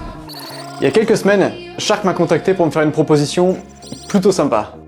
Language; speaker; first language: French; native; French